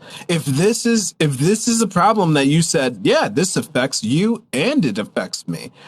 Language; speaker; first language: English; native; English